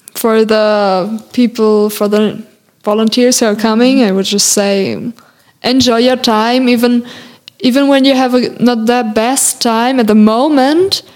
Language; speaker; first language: English; non-native, fluent; German